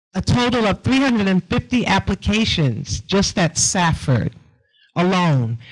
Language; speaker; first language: English; native; English